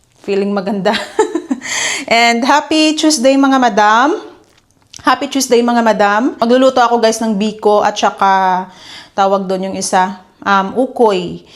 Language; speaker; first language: Filipino; native; Filipino